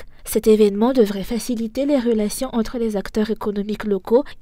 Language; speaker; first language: French; non-native, local second language; Malagasy